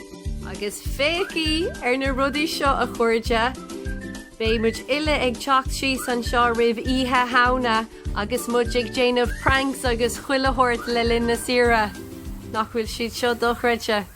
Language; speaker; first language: Irish; native; Irish